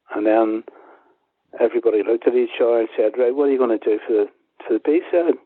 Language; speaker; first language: English; native; English